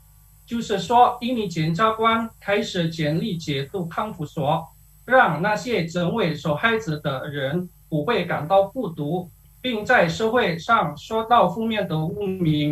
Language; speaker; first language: Chinese; non-native, learner; Indonesian